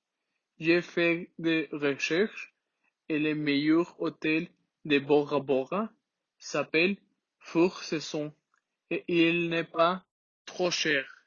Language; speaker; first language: French; non-native, learner; Spanish